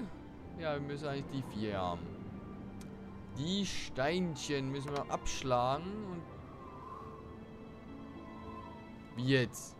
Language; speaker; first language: German; native; German